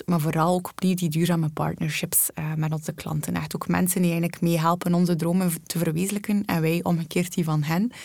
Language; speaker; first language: Dutch; native; Dutch